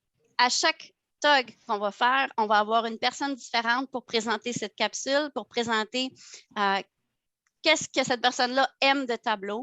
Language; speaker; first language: French; native; French